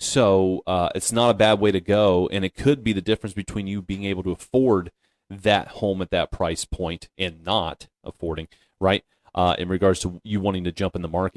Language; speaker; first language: English; native; English